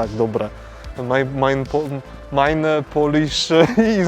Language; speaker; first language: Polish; non-native, fluent; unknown